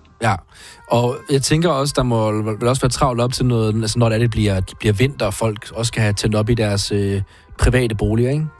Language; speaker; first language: Danish; native; Danish